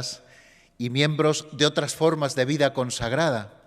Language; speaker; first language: Spanish; native; Spanish